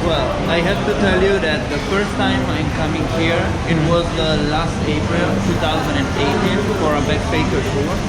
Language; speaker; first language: English; non-native, fluent; Italian